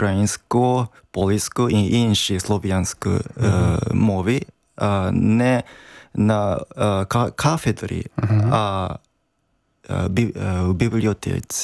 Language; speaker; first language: Ukrainian; non-native, fluent; Japanese